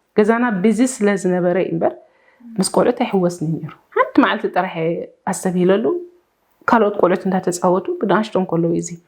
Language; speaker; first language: Tigrinya; early bilingual, heritage; Tigrinya